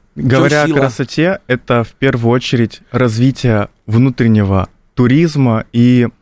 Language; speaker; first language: Russian; native; Russian